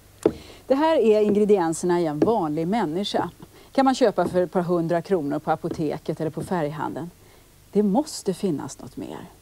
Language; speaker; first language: Swedish; native; Swedish